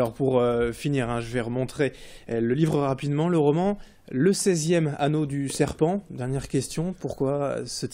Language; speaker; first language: French; native; French